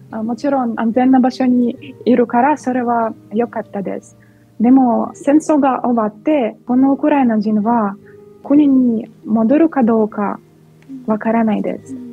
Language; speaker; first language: Japanese; non-native, fluent; Ukrainian